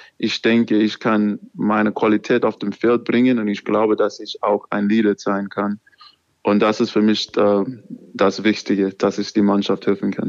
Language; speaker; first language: German; non-native, learner; English